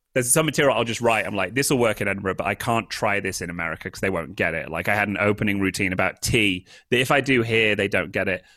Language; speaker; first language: English; native; English